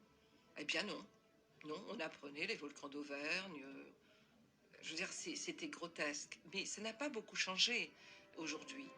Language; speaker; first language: French; native; French